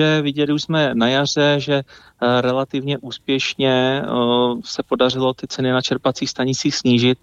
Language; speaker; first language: Czech; native; Czech